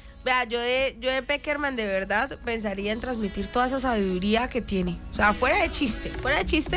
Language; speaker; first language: Spanish; native; Spanish